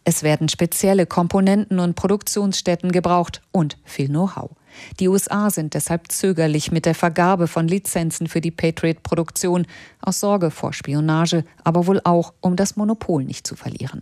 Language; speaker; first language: German; native; German